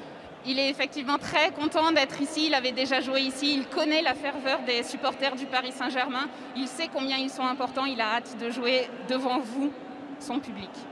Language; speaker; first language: French; native; French